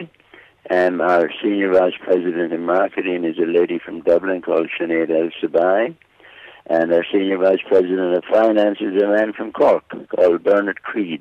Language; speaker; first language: English; native; English